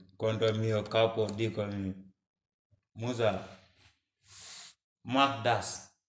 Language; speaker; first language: Italian; non-native, learner; Mandingo